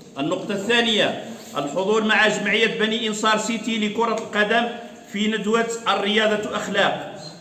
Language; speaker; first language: Arabic; non-native, local second language; Riffian